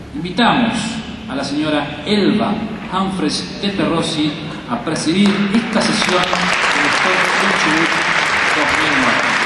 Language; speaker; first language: Spanish; native; Spanish